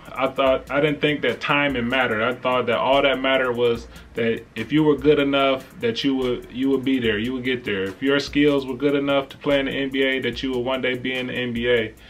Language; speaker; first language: English; native; English